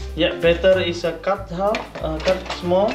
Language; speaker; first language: English; non-native, learner; Indonesian